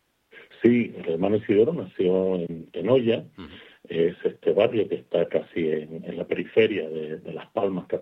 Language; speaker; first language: Spanish; native; Spanish